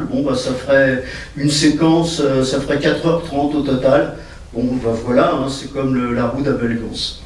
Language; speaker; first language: French; native; French